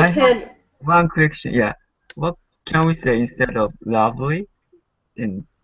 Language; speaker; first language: English; non-native, learner; Japanese